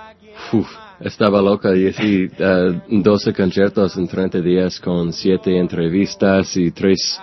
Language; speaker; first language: Spanish; non-native, learner; English